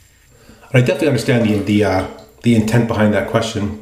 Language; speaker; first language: English; native; English